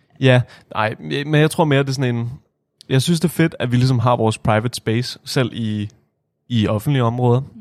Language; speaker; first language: Danish; early bilingual, other home language; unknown